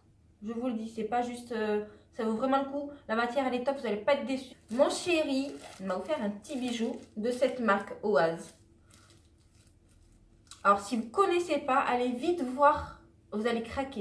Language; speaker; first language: French; native; French